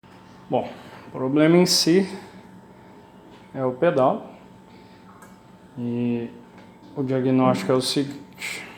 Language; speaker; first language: Portuguese; native; Portuguese